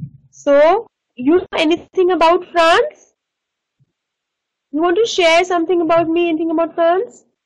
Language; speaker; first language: English; non-native, local second language; Hindi